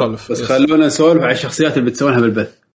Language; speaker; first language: Arabic; native; Arabic